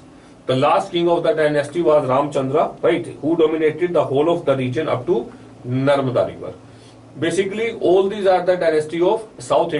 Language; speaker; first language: English; non-native, local second language; Hindi